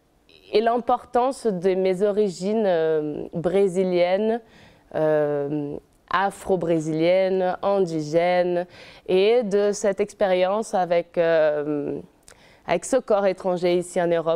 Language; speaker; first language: French; non-native, fluent; Portuguese